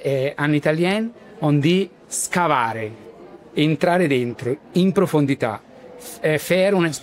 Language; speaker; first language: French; non-native, learner; Italian